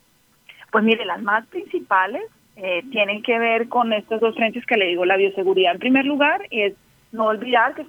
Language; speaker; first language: Spanish; native; Spanish